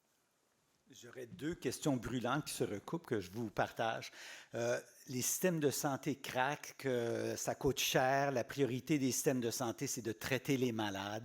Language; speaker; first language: French; native; French